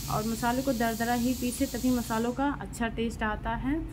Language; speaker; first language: Hindi; native; Hindi